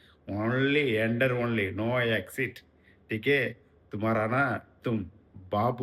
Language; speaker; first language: Hindi; non-native, local second language; Tamil